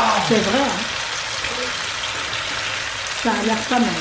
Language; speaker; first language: French; native; French